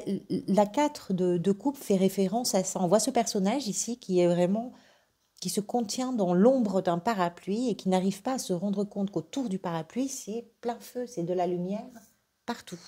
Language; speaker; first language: French; native; French